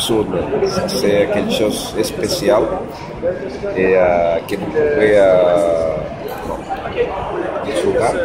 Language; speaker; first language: French; non-native, learner; Spanish